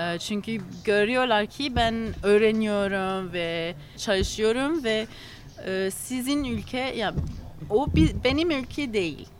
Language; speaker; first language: Turkish; non-native, learner; English